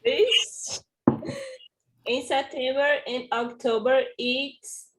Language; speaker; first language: English; non-native, learner; Portuguese